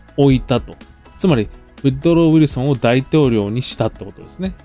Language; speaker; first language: Japanese; native; Japanese